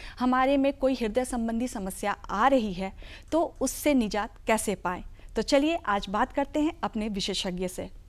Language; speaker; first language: Hindi; native; Hindi